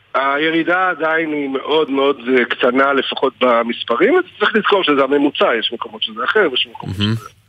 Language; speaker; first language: Hebrew; native; Hebrew